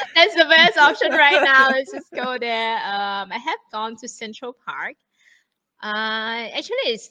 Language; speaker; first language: English; non-native, fluent; Thai